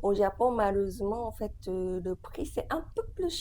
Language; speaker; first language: French; non-native, fluent; Japanese